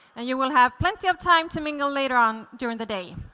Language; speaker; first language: English; non-native, fluent; Swedish